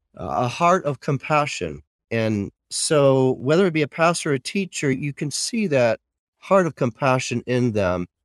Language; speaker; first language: English; native; English